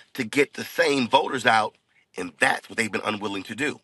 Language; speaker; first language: English; native; English